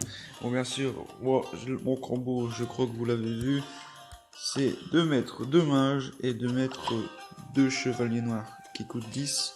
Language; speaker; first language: French; native; French